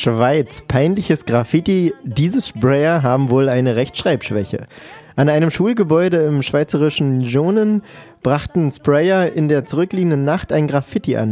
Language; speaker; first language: German; native; German